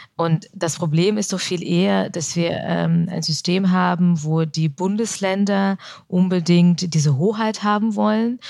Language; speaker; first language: German; early bilingual, other home language; Russian